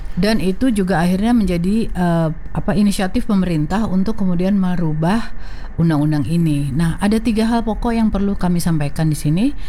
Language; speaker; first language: Indonesian; native; Indonesian